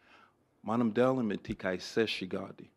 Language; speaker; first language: Latvian; non-native, fluent; English